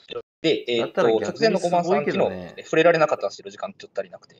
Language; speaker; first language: Japanese; native; Japanese